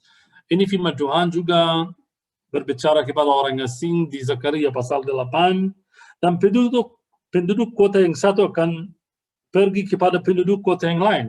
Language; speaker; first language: Indonesian; non-native, fluent; Arabic